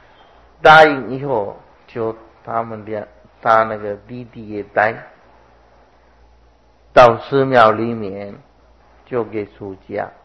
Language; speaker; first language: Chinese; non-native, fluent; Sinhala